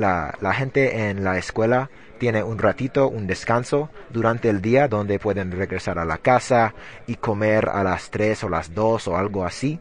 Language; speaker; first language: Spanish; non-native, learner; English